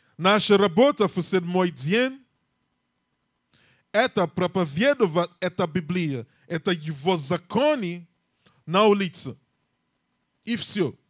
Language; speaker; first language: Russian; non-native, learner; English